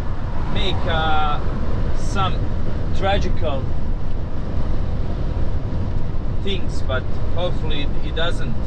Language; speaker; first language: English; non-native, learner; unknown